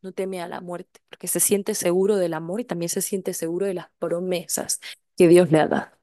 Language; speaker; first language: Spanish; native; Spanish